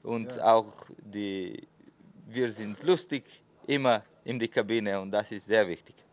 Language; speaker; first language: German; non-native, fluent; Slovenian